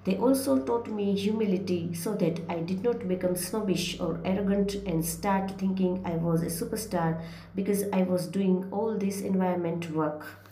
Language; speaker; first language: English; non-native, local second language; Gujarati